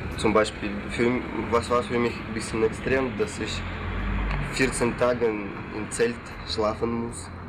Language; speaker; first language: German; non-native, learner; Russian